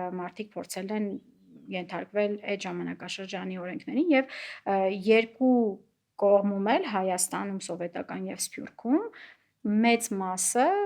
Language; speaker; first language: Armenian; native; Armenian